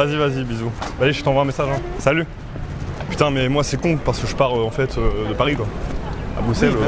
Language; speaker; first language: French; native; French